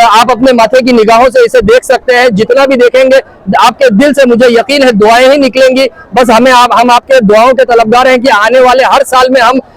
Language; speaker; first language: Hindi; non-native, local second language; Gujarati